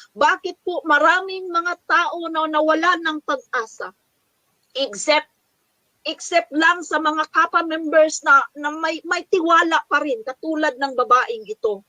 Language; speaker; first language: Filipino; non-native, local second language; Cebuano